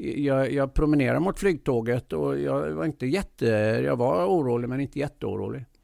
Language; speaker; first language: Swedish; native; Swedish